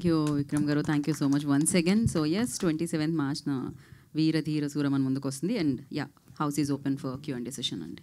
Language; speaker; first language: Telugu; native; Telugu